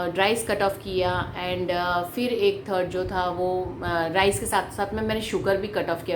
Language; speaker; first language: Hindi; non-native, local second language; Malayalam